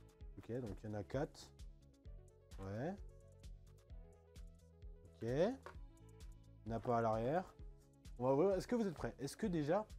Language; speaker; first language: French; native; French